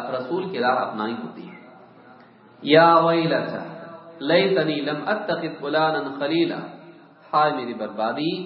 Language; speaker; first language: Urdu; native; Urdu